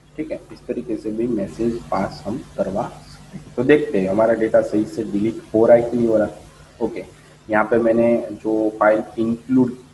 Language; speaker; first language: Hindi; non-native, local second language; Gujarati